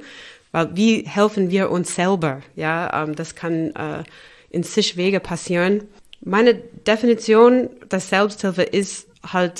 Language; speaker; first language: German; non-native, fluent; English